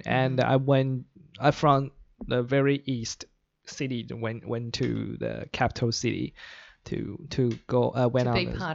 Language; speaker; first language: English; non-native, fluent; Chinese